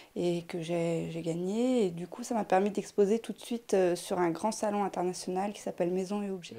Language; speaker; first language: French; native; French